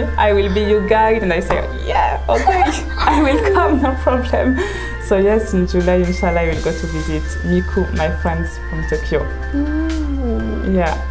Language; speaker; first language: English; non-native, fluent; French